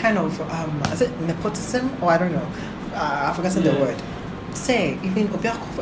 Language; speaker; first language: English; non-native, local second language; Akan